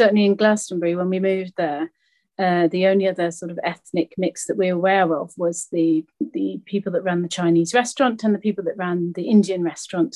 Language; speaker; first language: English; native; English